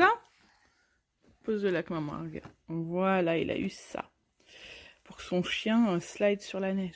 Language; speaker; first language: French; native; French